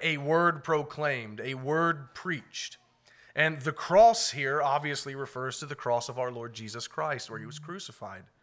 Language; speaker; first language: English; native; English